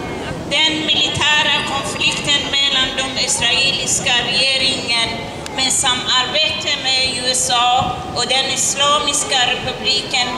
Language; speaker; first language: Swedish; non-native, learner; Persian